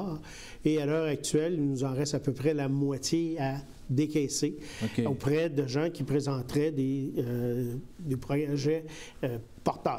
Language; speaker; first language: French; native; French